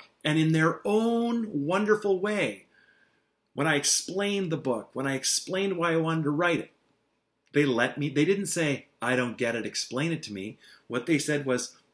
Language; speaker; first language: English; native; English